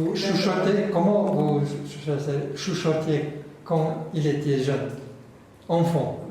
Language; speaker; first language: French; non-native, learner; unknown